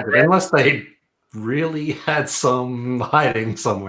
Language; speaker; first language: English; native; English